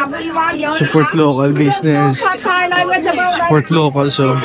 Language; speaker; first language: English; non-native, local second language; Filipino